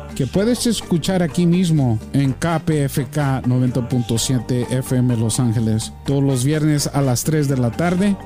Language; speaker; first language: Spanish; early bilingual, heritage; Spanish